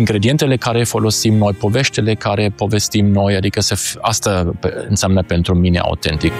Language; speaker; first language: Romanian; non-native, fluent; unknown